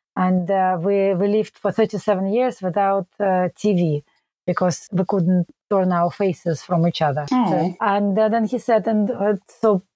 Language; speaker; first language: English; non-native, fluent; Russian